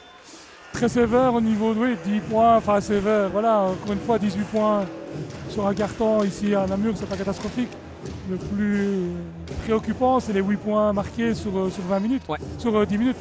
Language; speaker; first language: French; native; French